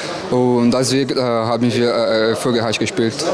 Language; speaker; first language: German; non-native, learner; Portuguese